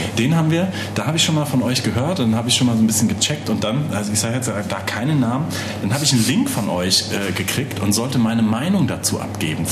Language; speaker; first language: German; native; German